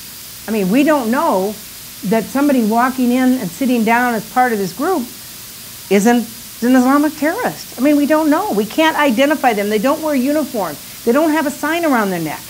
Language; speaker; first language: English; native; English